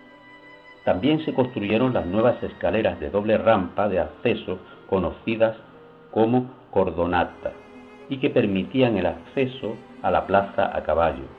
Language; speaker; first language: Spanish; native; Spanish